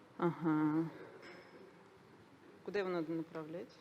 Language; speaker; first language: Russian; native; Russian